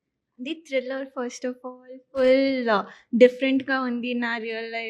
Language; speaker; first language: Telugu; non-native, learner; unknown